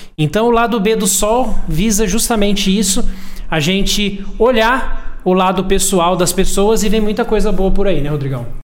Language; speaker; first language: Portuguese; native; Portuguese